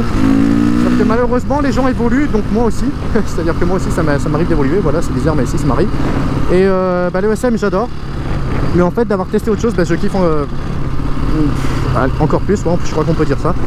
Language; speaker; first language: French; native; French